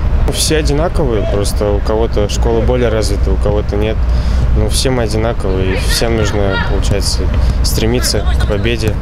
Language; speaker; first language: Russian; native; Russian